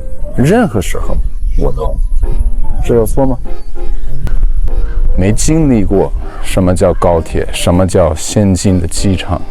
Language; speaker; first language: Chinese; non-native, fluent; English